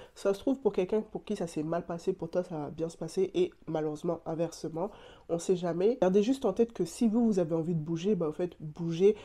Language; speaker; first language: French; native; French